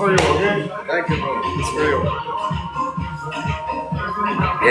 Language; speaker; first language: English; non-native, learner; Albanian